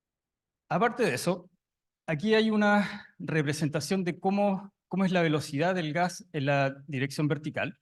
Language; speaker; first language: Spanish; native; Spanish